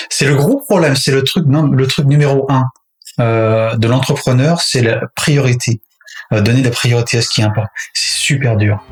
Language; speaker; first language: French; native; French